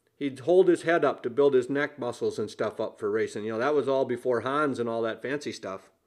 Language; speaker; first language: English; native; English